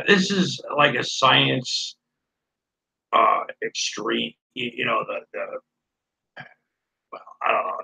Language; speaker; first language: English; native; English